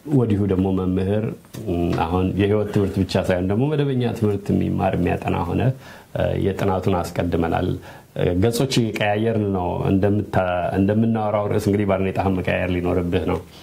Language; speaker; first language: Amharic; native; Amharic